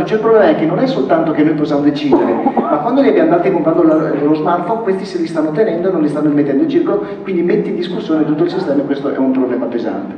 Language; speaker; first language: Italian; native; Italian